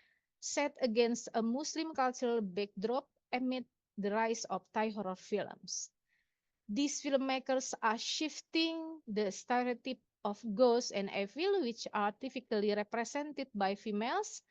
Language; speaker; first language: English; non-native, local second language; Indonesian